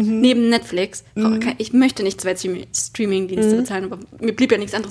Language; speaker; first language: German; native; German